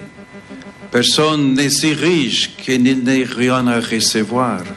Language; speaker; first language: French; non-native, fluent; English